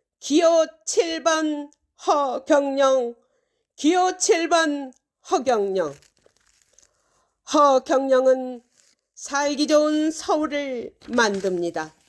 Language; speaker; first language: Korean; native; Korean